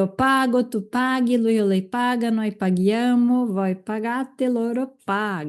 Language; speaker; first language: Italian; non-native, fluent; Portuguese